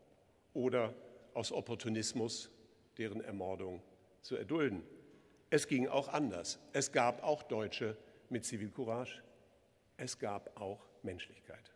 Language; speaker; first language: German; native; German